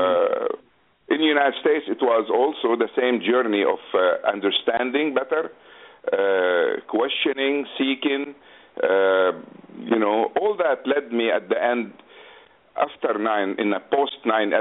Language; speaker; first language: English; non-native, fluent; Arabic